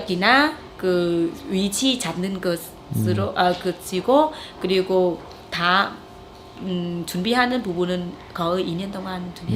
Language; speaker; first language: Korean; non-native, fluent; Vietnamese